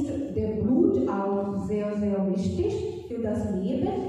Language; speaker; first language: German; non-native, fluent; Marathi